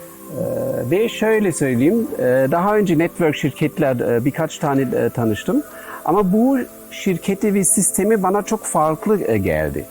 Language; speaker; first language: Turkish; non-native, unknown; German